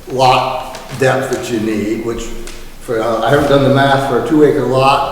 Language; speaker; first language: English; native; English